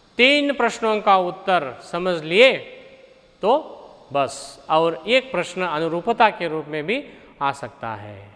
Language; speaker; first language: Hindi; non-native, local second language; Kannada